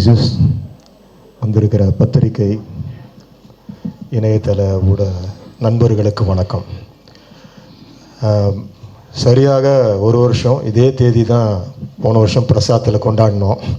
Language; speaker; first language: Tamil; native; Tamil